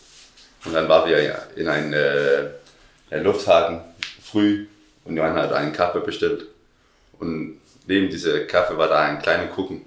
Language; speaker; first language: German; non-native, learner; Danish